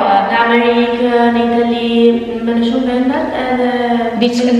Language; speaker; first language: Albanian; early bilingual, heritage; Albanian